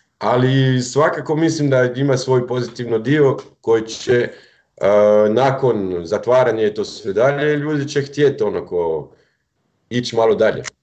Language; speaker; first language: Croatian; non-native, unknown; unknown